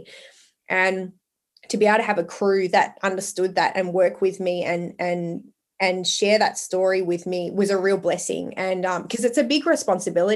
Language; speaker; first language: English; native; English